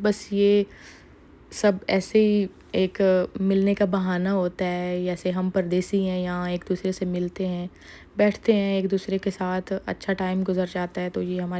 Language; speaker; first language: Urdu; native; Urdu